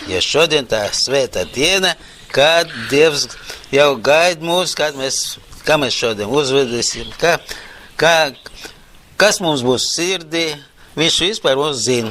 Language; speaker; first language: Latvian; non-native, local second language; Russian